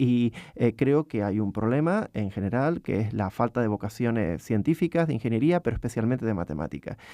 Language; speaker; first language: Spanish; native; Spanish